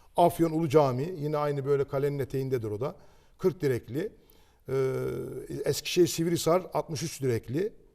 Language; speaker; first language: Turkish; native; Turkish